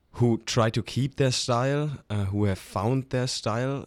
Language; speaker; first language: English; non-native, fluent; German